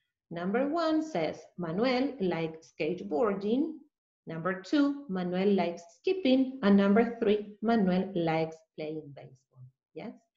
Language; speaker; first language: English; non-native, fluent; Spanish